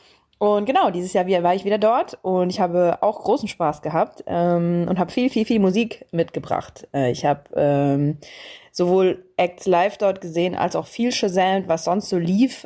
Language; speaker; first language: German; native; German